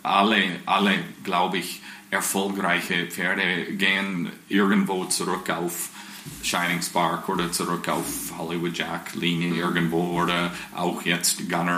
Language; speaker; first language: German; non-native, fluent; English